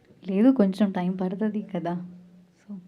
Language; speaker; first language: Telugu; non-native, local second language; Malayalam